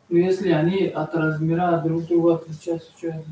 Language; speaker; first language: Russian; non-native, fluent; Tajik